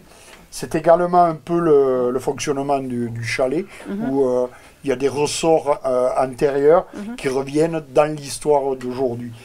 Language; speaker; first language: French; native; French